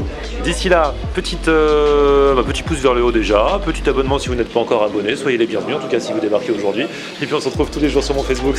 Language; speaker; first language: French; native; French